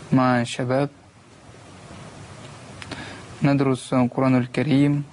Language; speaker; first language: Arabic; non-native, learner; Russian